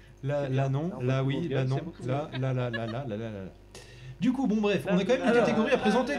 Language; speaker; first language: French; native; French